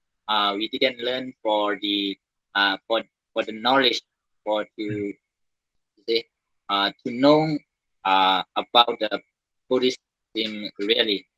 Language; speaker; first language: English; non-native, learner; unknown